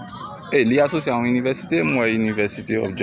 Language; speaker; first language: French; non-native, local second language; Haitian Creole